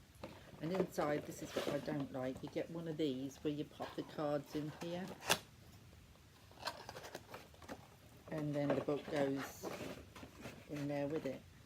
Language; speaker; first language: English; native; English